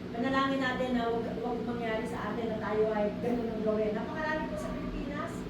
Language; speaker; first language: Filipino; native; Filipino